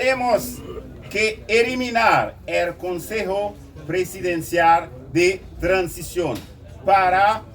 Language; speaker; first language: Spanish; non-native, local second language; Haitian Creole